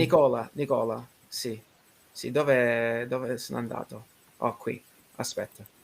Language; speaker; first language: Italian; non-native, learner; English